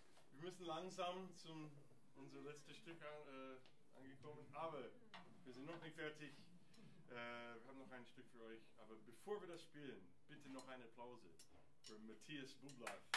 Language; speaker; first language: German; non-native, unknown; English